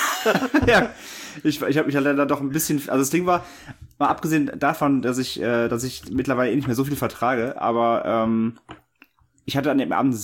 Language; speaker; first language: German; native; German